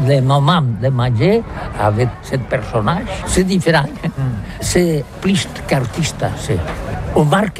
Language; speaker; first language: French; non-native, learner; Catalan